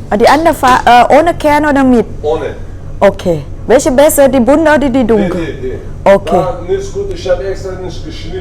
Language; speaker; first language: German; non-native, learner; Thai